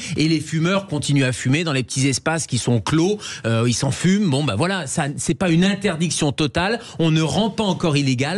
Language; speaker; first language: French; native; French